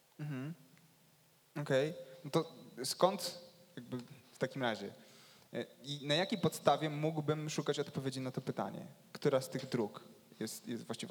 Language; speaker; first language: Polish; native; Polish